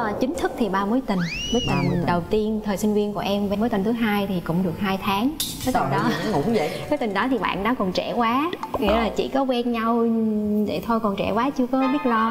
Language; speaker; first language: Vietnamese; native; Vietnamese